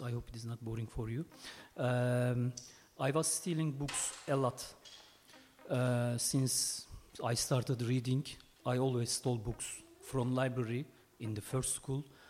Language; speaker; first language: English; non-native, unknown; Turkish